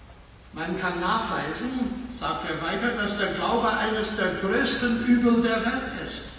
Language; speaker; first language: German; non-native, fluent; English